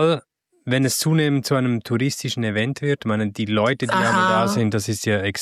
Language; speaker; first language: German; native; German